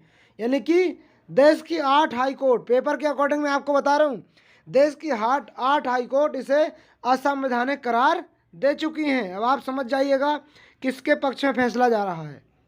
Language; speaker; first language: Hindi; native; Hindi